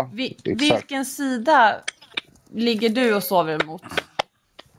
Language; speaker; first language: Swedish; native; Swedish